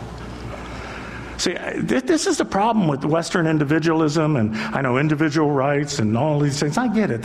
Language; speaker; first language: English; native; English